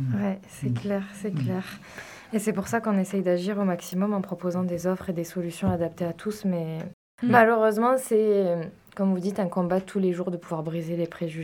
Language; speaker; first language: French; native; French